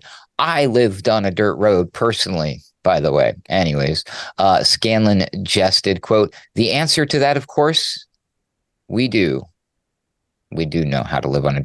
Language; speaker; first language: English; native; English